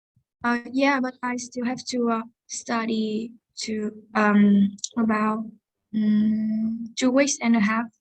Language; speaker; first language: English; non-native, learner; Vietnamese